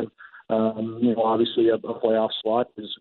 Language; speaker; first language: English; native; English